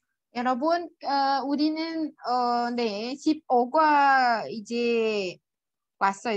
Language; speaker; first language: Korean; non-native, fluent; Indonesian